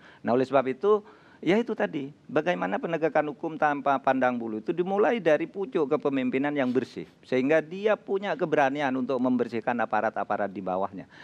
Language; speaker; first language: Indonesian; non-native, local second language; Madurese